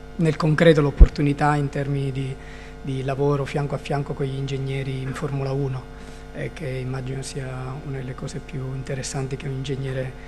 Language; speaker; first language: Italian; native; Italian